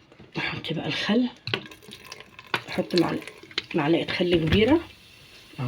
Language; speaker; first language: Arabic; native; Arabic